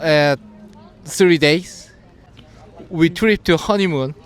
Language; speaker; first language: English; non-native, learner; Korean